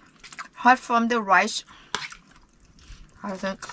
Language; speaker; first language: English; non-native, learner; Thai